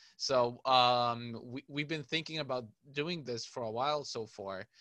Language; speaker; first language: English; non-native, fluent; Arabic